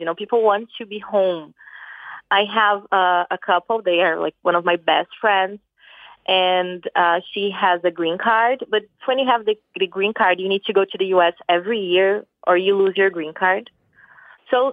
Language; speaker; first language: English; non-native, fluent; Portuguese